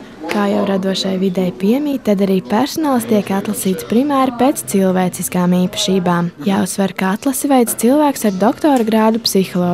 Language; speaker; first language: Latvian; native; Latvian